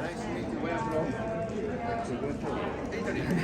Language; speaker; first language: English; non-native, learner; Japanese